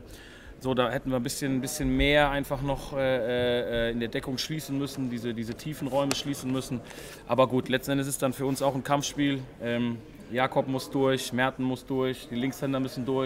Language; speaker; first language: German; native; German